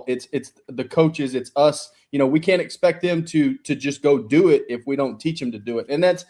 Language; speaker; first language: English; native; English